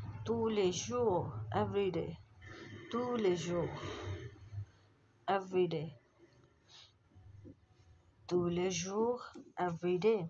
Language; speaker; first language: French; non-native, fluent; Urdu